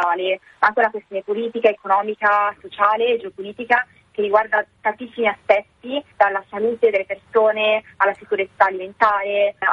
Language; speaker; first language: Italian; native; Italian